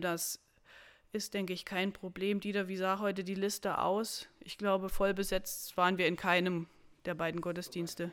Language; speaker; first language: German; native; German